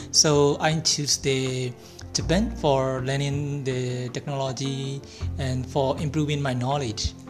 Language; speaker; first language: English; non-native, learner; Burmese